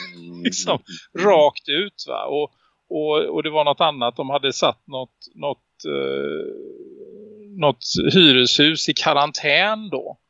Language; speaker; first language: Swedish; native; Swedish